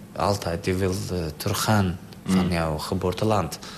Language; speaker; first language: Dutch; non-native, learner; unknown